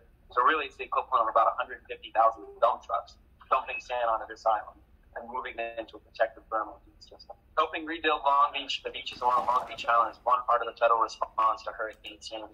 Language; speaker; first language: English; native; English